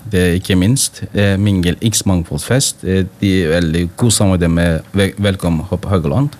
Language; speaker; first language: Norwegian; non-native, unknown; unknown